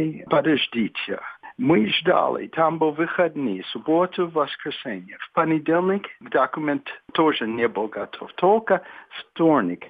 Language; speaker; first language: Russian; non-native, fluent; English